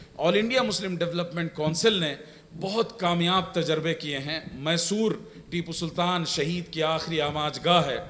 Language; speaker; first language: Urdu; native; Urdu